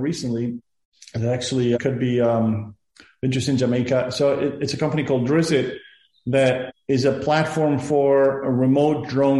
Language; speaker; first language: English; non-native, fluent; Spanish